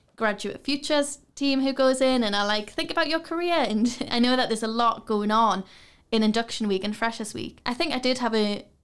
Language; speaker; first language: English; native; English